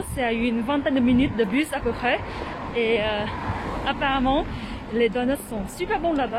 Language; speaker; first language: French; non-native, fluent; Vietnamese